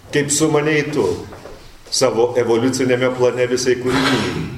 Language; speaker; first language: Lithuanian; native; Lithuanian